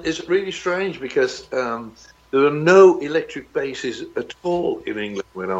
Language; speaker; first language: English; native; English